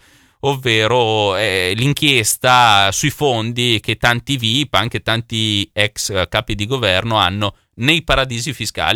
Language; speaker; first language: Italian; native; Italian